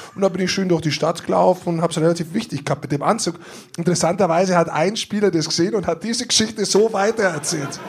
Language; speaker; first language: German; native; German